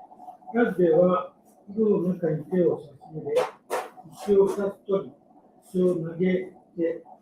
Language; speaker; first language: Japanese; native; Japanese